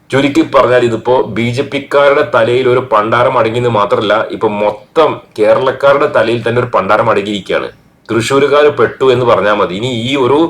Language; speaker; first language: Malayalam; native; Malayalam